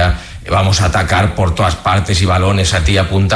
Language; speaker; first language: Spanish; native; Spanish